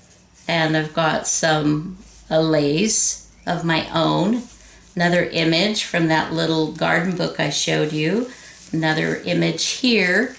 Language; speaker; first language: English; native; English